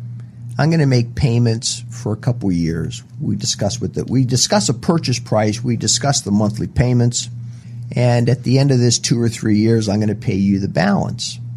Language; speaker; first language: English; native; English